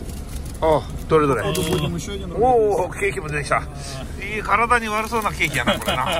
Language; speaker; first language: Japanese; native; Japanese